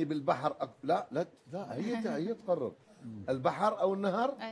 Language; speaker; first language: Arabic; native; Arabic